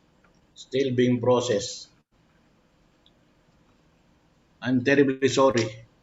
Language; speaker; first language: English; non-native, fluent; Indonesian